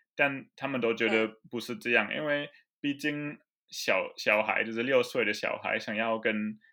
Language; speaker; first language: Chinese; non-native, fluent; German